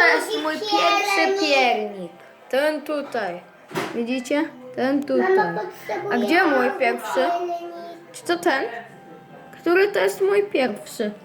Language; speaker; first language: Polish; early bilingual, heritage; Polish